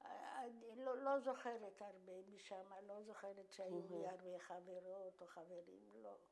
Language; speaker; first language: Hebrew; non-native, fluent; Polish